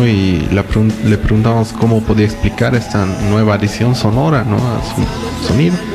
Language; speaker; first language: Spanish; native; Spanish